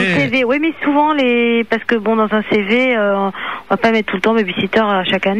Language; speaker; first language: French; native; French